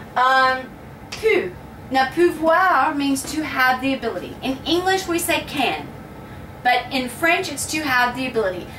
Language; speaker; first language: English; native; English